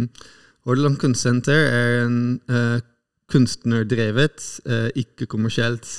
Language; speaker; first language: Norwegian; non-native, fluent; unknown